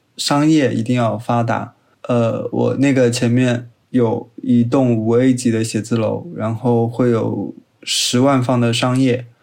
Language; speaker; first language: Chinese; native; Chinese